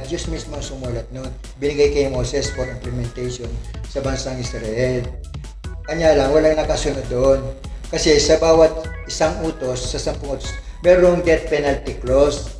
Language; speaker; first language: Filipino; native; Filipino